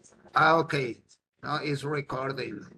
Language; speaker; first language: English; non-native, learner; Spanish